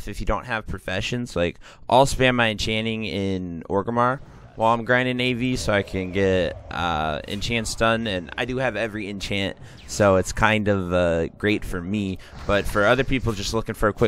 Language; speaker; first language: English; native; English